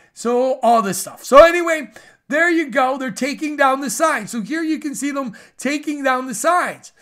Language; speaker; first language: English; native; English